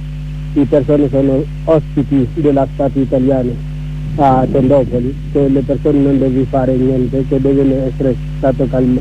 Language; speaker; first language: Italian; non-native, learner; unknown